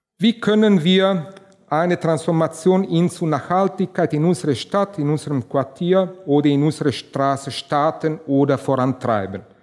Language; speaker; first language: German; non-native, fluent; Italian